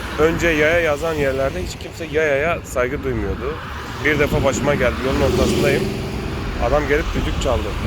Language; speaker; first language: Turkish; early bilingual, heritage; Turkish